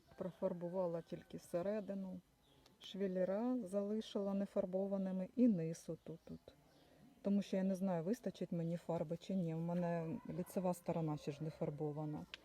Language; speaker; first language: Ukrainian; native; Ukrainian